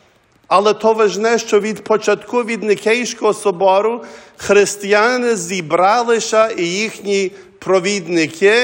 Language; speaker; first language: Ukrainian; early bilingual, heritage; Ukrainian